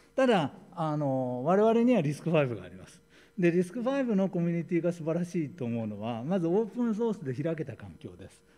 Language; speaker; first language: Japanese; native; Japanese